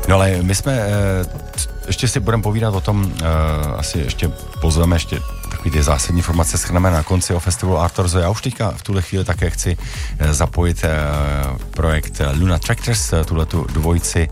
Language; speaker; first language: Czech; native; Czech